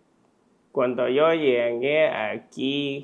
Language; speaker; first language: Spanish; non-native, learner; Chinese